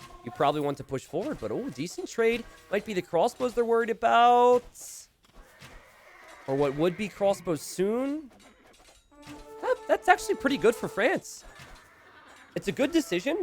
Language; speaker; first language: English; native; English